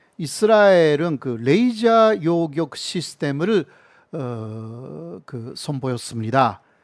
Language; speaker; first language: Korean; non-native, fluent; Japanese